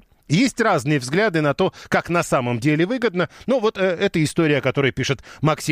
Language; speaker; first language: Russian; native; Russian